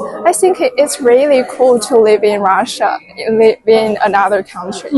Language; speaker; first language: English; non-native, fluent; Chinese